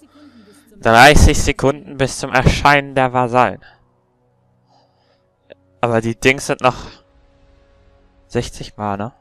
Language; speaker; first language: German; native; German